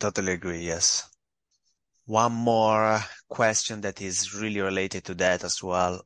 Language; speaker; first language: English; non-native, fluent; Italian